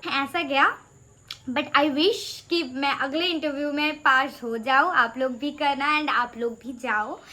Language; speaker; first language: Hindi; non-native, local second language; Bangla